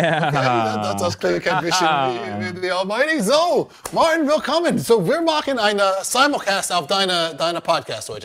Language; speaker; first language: German; non-native, learner; English